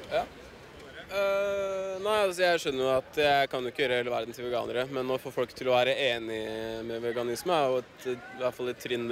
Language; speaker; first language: Norwegian; native; Norwegian